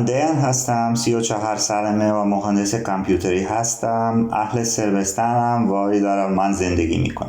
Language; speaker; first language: Persian; non-native, learner; Serbian